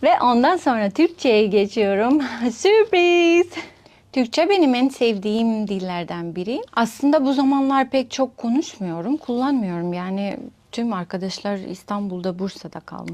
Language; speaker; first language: Turkish; non-native, fluent; Russian